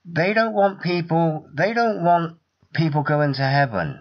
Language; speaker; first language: English; native; English